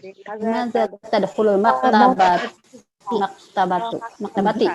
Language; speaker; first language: Arabic; non-native, learner; Indonesian